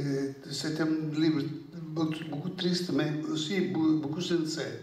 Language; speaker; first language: French; non-native, fluent; Italian